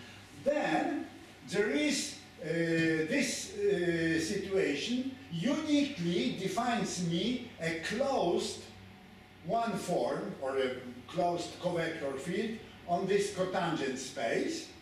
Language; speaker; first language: English; non-native, fluent; Polish